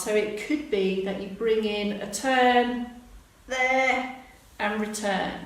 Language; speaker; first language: English; native; English